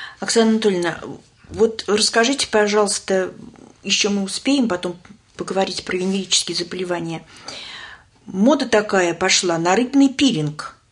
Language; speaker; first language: Russian; native; Russian